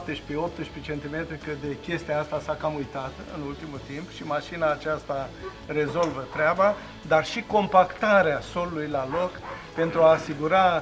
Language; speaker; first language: Romanian; native; Romanian